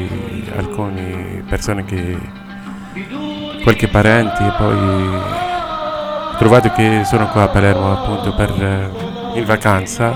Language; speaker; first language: Italian; non-native, learner; Arabic